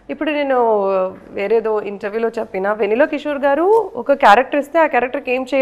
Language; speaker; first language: Telugu; early bilingual, heritage; Telugu